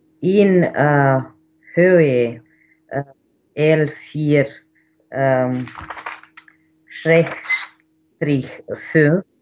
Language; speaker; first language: German; non-native, learner; Romanian